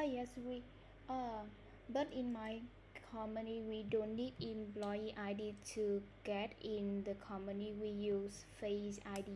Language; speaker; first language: English; non-native, learner; Vietnamese